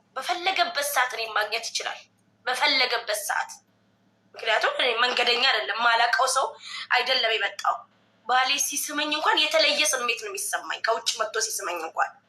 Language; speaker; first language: Amharic; non-native, local second language; Oromo